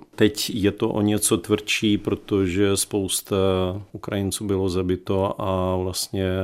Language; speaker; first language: Czech; non-native, fluent; Ukrainian